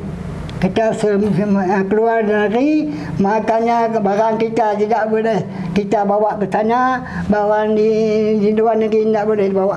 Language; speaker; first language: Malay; non-native, local second language; Achinese